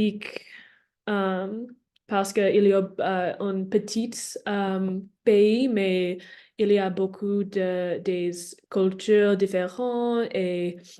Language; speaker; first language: French; non-native, learner; English